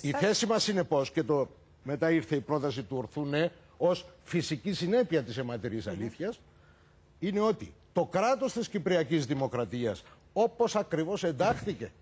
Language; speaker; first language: Greek; native; Greek